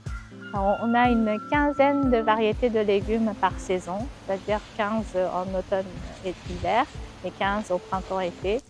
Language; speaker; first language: French; non-native, fluent; Japanese